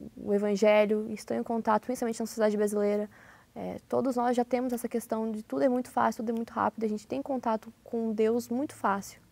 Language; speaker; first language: Portuguese; native; Portuguese